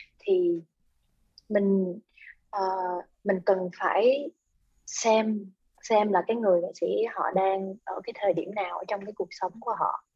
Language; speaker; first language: Vietnamese; native; Vietnamese